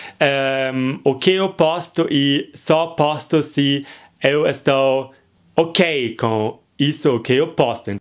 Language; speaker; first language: Portuguese; non-native, fluent; German